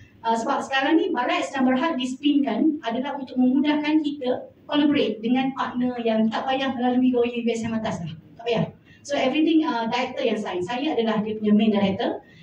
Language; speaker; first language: Malay; native; Malay